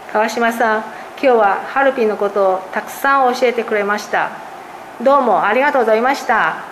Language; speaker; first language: Japanese; native; Japanese